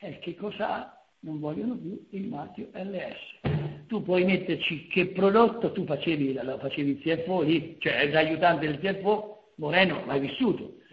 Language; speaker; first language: Italian; native; Italian